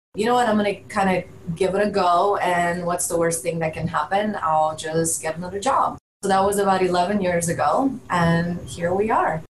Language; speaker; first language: English; early bilingual, other home language; Bulgarian